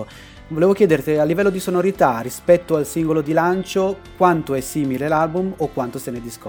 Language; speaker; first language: Italian; native; Italian